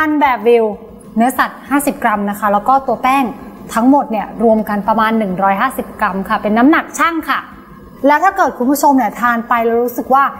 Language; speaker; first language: Thai; native; Thai